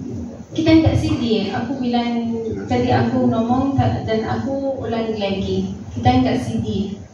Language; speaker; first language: Indonesian; non-native, fluent; Arabic